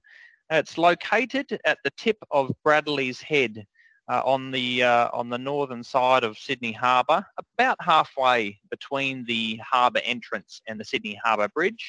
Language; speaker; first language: English; native; English